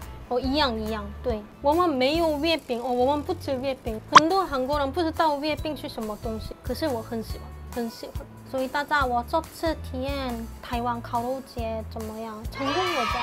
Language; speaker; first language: Chinese; non-native, fluent; Korean